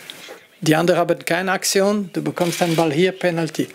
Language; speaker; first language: German; non-native, fluent; French